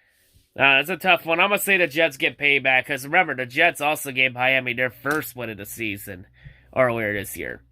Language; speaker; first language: English; native; English